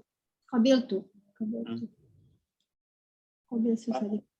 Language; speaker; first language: Arabic; non-native, learner; Malay